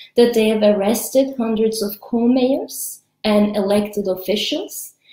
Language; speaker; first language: English; early bilingual, other home language; Kurdish